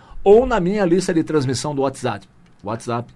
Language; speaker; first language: Portuguese; native; Portuguese